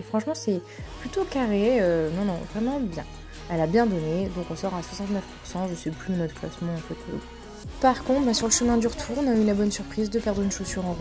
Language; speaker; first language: French; native; French